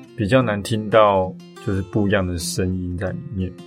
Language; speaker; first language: Chinese; native; Chinese